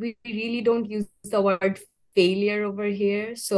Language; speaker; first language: English; non-native, local second language; Bangla